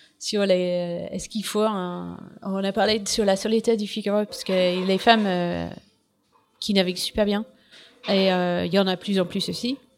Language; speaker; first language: French; non-native, fluent; English